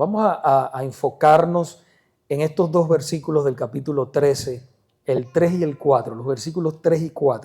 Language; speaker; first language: Spanish; native; Spanish